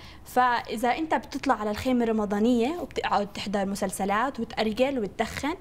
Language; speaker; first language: Arabic; native; Arabic